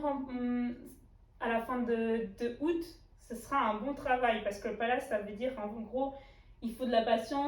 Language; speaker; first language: French; native; French